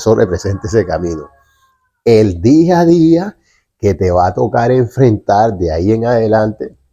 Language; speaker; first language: Spanish; native; Spanish